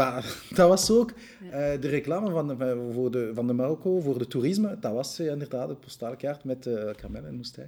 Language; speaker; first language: Dutch; non-native, local second language; French